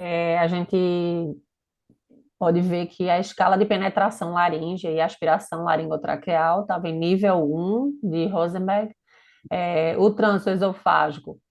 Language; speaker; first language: Portuguese; native; Portuguese